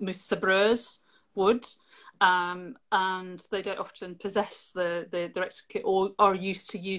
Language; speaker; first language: English; native; English